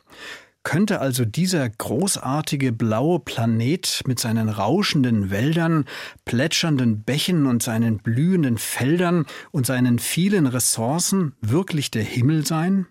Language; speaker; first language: German; native; German